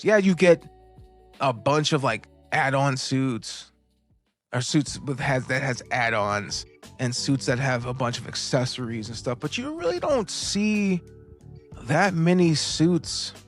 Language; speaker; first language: English; native; English